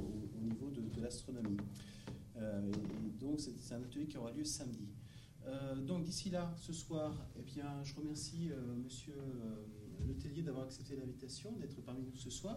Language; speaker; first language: French; native; French